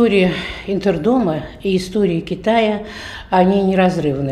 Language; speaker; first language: Russian; native; Russian